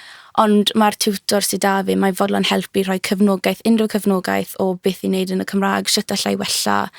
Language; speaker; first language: Welsh; native; Welsh